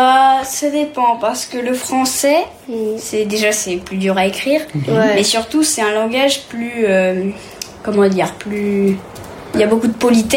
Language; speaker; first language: French; early bilingual, heritage; French